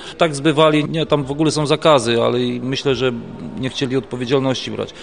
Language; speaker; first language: Polish; native; Polish